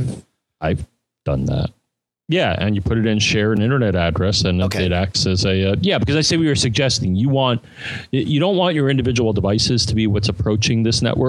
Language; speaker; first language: English; native; English